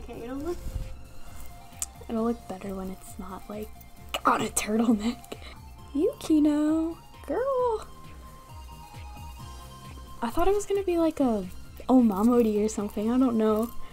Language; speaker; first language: English; native; English